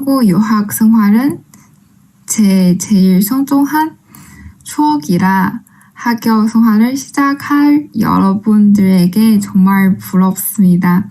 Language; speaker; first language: Korean; non-native, fluent; Chinese